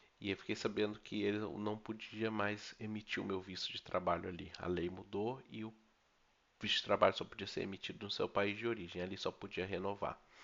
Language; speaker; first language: Portuguese; native; Portuguese